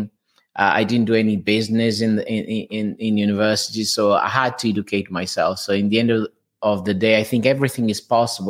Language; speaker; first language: English; non-native, fluent; Portuguese